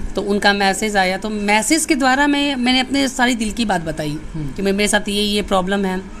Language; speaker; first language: Hindi; native; Hindi